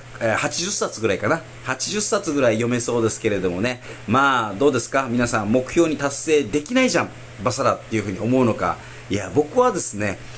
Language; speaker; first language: Japanese; native; Japanese